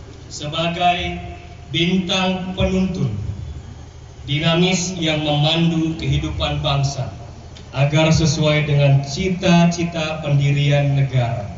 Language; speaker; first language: Indonesian; native; Indonesian